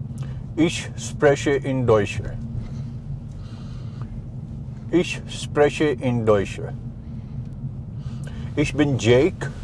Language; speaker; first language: German; non-native, learner; Hindi